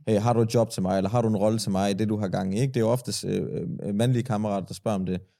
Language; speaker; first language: Danish; early bilingual, other home language; Persian